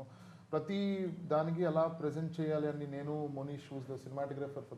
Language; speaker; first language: Telugu; native; Telugu